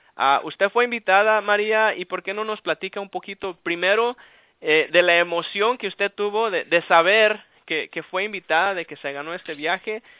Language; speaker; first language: Spanish; early bilingual, heritage; Spanish